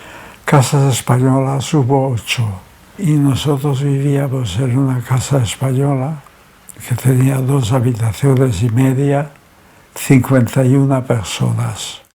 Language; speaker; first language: Spanish; early bilingual, other home language; German